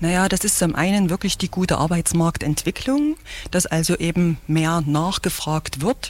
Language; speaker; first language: German; native; German